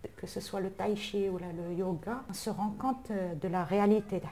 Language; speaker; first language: French; non-native, local second language; Arabic